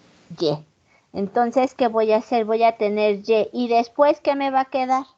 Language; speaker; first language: Spanish; native; Spanish